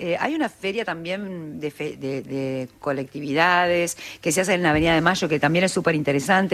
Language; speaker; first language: Spanish; native; Spanish